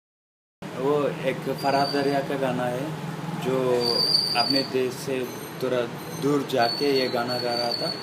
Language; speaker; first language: Hindi; non-native, learner; Persian